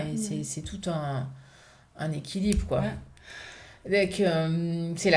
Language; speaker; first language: French; native; French